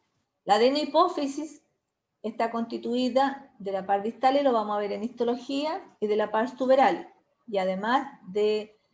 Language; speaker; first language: Spanish; native; Spanish